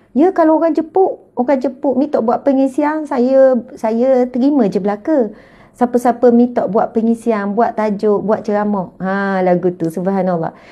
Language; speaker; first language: Malay; native; Malay